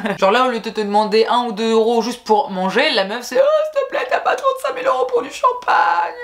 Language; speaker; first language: French; native; French